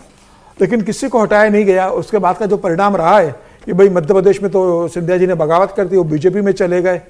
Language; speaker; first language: Hindi; native; Hindi